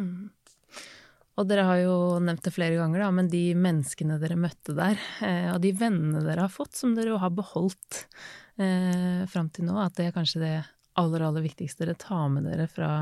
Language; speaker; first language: Norwegian; native; Norwegian